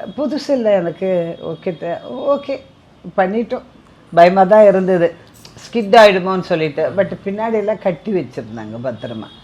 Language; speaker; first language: Tamil; non-native, local second language; Telugu